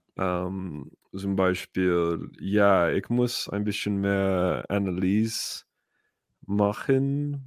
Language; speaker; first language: German; non-native, learner; English